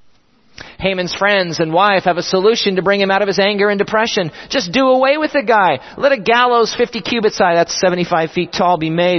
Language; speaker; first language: English; native; English